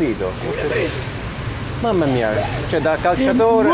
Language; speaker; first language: Italian; native; Italian